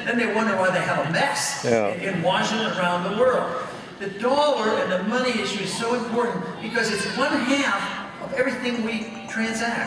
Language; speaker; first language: English; native; English